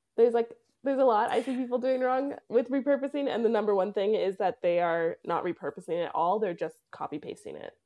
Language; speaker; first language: English; native; English